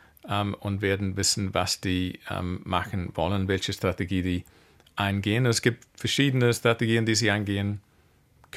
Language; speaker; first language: German; non-native, fluent; English